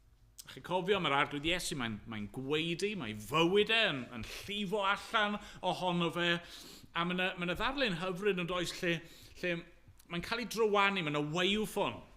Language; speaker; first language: Welsh; native; Welsh